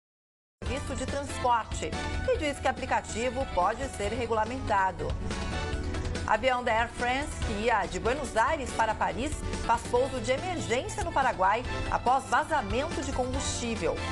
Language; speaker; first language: Portuguese; native; Portuguese